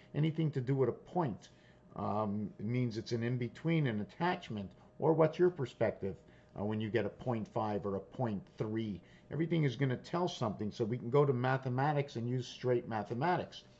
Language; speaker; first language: English; native; English